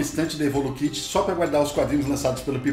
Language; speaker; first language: Portuguese; native; Portuguese